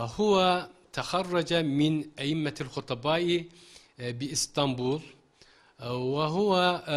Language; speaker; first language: Arabic; non-native, fluent; Turkish